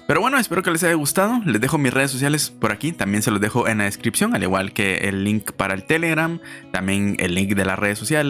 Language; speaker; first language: Spanish; native; Spanish